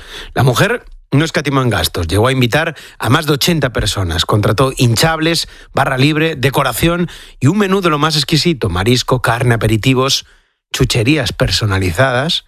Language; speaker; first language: Spanish; native; Spanish